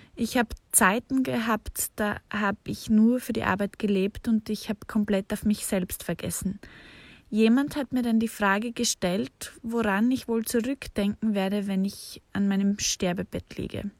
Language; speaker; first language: German; native; German